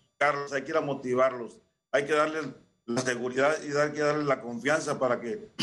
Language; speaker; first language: Spanish; native; Spanish